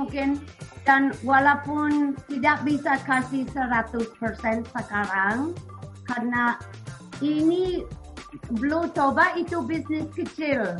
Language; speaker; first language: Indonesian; non-native, learner; English